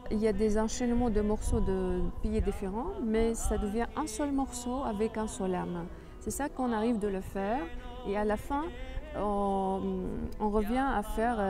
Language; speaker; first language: French; non-native, fluent; Arabic